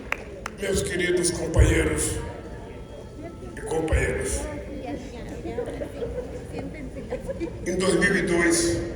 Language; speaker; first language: Portuguese; native; Portuguese